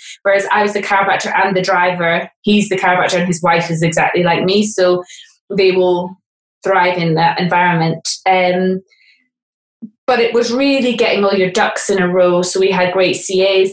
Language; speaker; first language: English; native; English